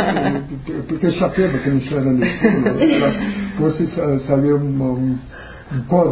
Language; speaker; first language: Italian; early bilingual, heritage; Portuguese